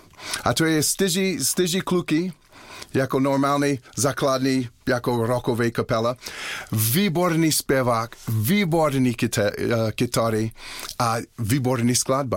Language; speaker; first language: Czech; non-native, learner; English